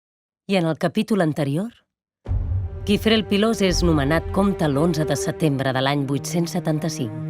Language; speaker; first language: Catalan; native; Catalan